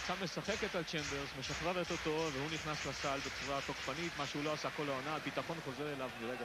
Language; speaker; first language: Hebrew; native; Hebrew